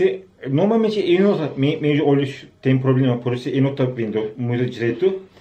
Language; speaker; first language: Portuguese; non-native, learner; Turkish